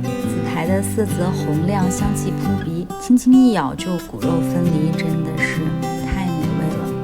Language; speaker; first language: Chinese; native; Chinese